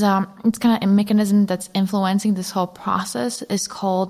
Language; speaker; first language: English; non-native, fluent; Polish